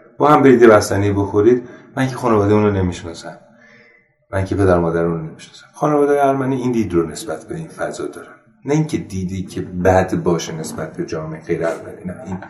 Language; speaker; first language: Persian; non-native, local second language; Armenian